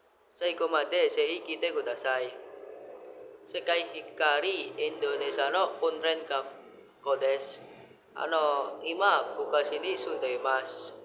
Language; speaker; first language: Japanese; non-native, learner; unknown